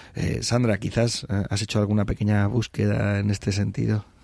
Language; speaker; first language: Spanish; native; Spanish